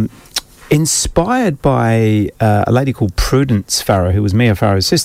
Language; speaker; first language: English; native; English